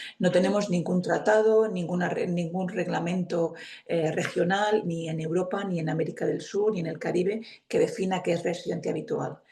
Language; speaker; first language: Spanish; native; Spanish